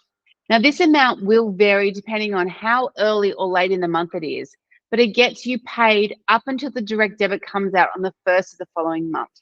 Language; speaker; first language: English; native; English